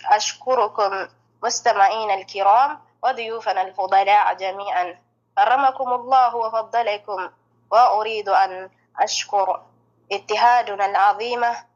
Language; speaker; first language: Arabic; non-native, fluent; Oromo